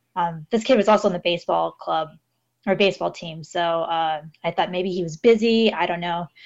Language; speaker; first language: English; native; English